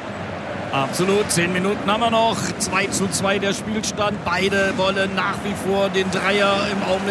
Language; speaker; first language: German; native; German